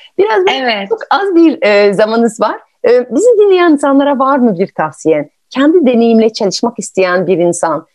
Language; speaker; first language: Turkish; non-native, fluent; French